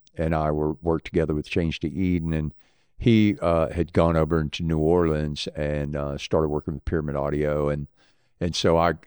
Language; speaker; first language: English; native; English